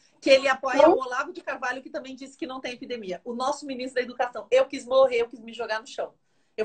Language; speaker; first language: Portuguese; native; Portuguese